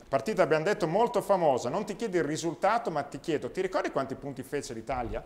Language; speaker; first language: Italian; native; Italian